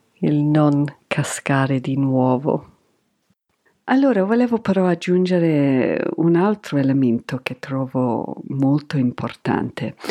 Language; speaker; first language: Italian; non-native, fluent; English